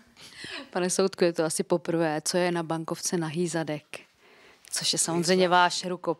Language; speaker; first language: Czech; native; Czech